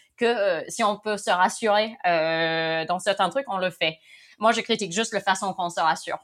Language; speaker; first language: French; non-native, fluent; English